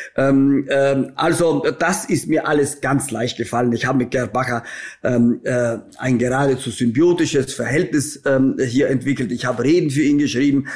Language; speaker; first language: German; native; German